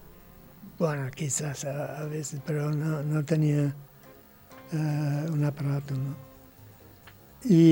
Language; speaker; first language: Spanish; non-native, learner; English